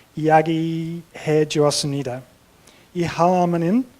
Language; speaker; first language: Korean; non-native, learner; English